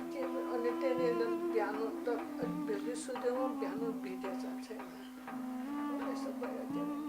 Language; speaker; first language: Nepali; non-native, local second language; Tibetan